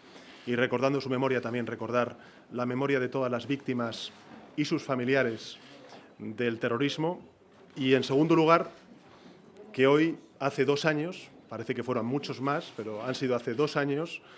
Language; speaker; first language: Spanish; native; Spanish